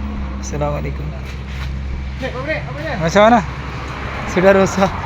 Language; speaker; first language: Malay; non-native, learner; Bangla